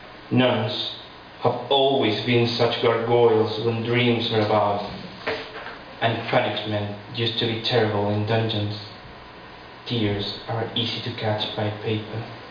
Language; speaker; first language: English; non-native, fluent; Spanish